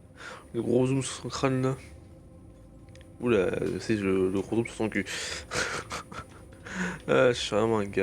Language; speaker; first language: French; native; French